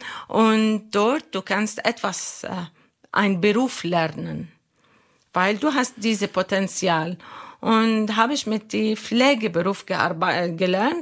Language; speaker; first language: German; non-native, learner; Arabic